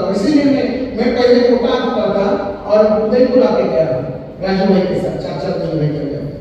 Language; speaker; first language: Hindi; non-native, local second language; Marathi